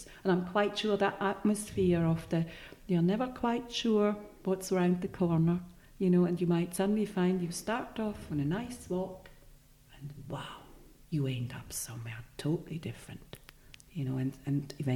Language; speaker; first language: English; non-native, fluent; Swiss German